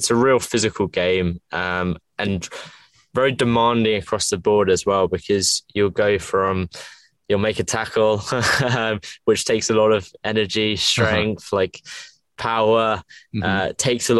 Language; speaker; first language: English; native; English